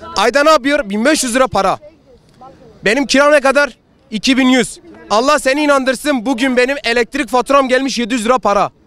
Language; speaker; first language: Turkish; non-native, local second language; Kurdish